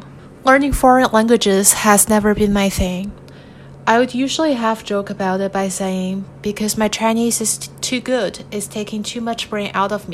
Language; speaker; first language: English; non-native, fluent; Chinese